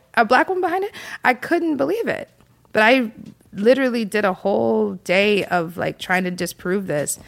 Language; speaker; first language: English; native; English